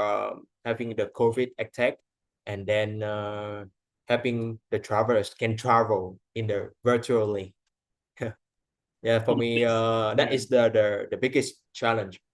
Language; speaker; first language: English; non-native, fluent; Vietnamese